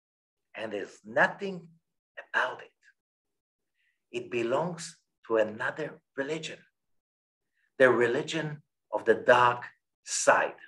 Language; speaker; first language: English; non-native, fluent; Hebrew